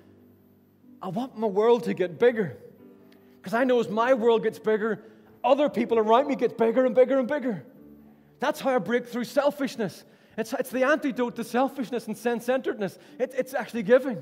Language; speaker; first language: English; native; English